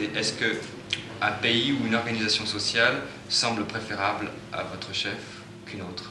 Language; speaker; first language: French; native; French